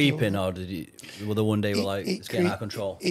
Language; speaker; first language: English; native; English